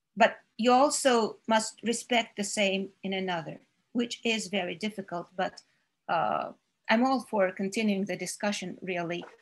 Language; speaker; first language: English; non-native, fluent; Russian